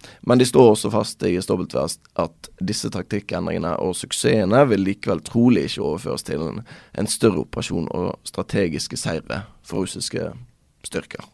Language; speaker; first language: Norwegian; native; Norwegian